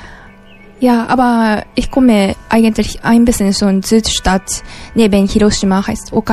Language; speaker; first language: German; non-native, learner; Japanese